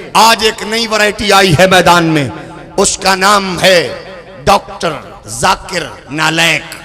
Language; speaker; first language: Urdu; non-native, local second language; Punjabi